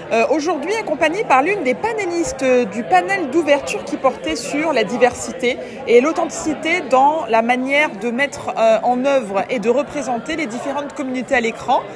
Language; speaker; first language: French; native; French